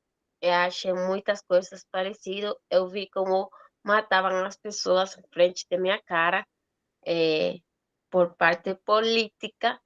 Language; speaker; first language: Portuguese; non-native, fluent; Spanish